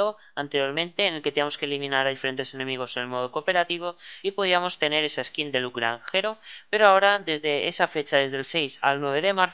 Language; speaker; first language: Spanish; native; Spanish